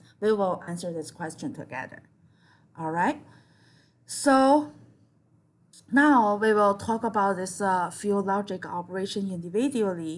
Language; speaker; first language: English; non-native, fluent; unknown